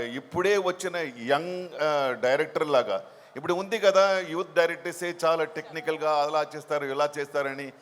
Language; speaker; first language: Telugu; non-native, local second language; Tamil